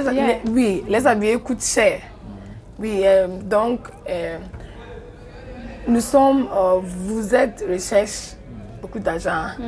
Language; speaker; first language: French; non-native, learner; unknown